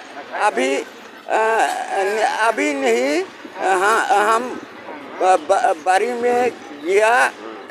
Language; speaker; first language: Hindi; non-native, learner; Bangla